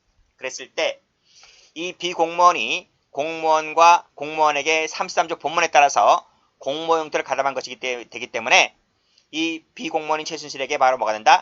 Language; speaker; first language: Korean; native; Korean